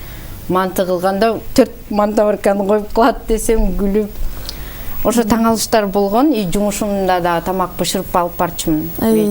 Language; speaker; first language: Kyrgyz; early bilingual, heritage; Kyrgyz